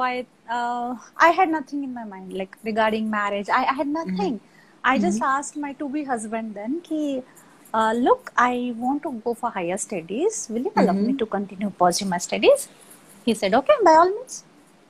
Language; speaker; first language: English; non-native, local second language; Marathi